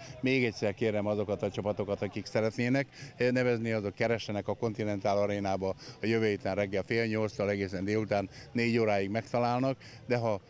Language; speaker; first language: Hungarian; native; Hungarian